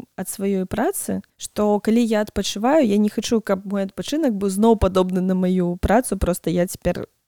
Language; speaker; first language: Belarusian; non-native, local second language; Russian